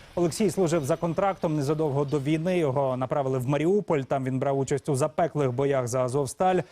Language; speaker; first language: Ukrainian; native; Ukrainian